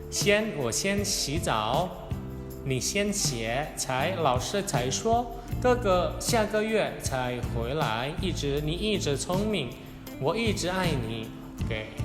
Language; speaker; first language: Chinese; non-native, fluent; Indonesian